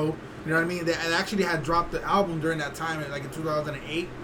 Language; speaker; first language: English; early bilingual, other home language; Spanish